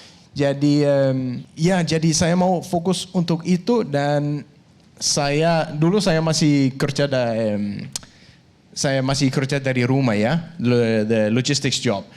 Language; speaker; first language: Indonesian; non-native, fluent; Danish